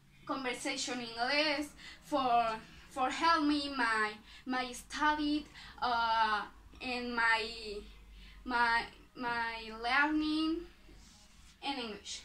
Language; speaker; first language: English; non-native, learner; Spanish